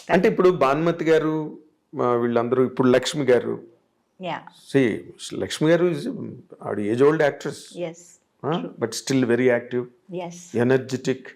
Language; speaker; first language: Telugu; native; Telugu